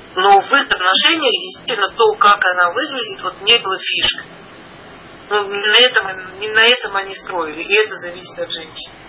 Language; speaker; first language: Russian; early bilingual, heritage; Russian